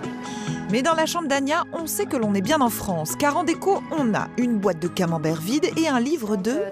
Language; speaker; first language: French; native; French